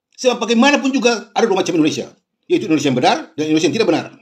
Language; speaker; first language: Indonesian; native; Indonesian